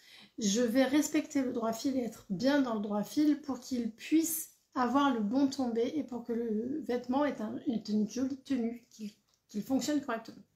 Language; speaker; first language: French; native; French